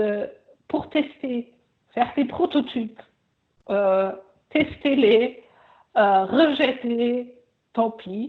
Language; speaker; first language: French; non-native, fluent; German